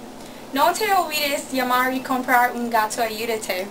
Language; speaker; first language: Spanish; non-native, learner; English